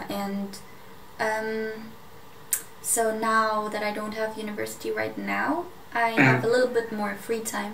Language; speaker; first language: English; non-native, fluent; German